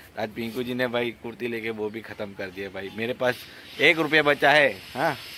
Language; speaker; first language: Hindi; non-native, local second language; Gujarati